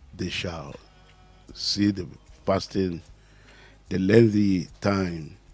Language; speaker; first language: English; non-native, local second language; Yoruba